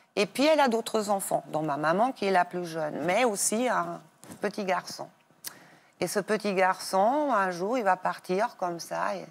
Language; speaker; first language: French; non-native, fluent; German